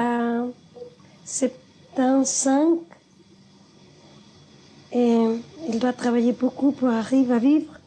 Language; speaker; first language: French; non-native, fluent; Spanish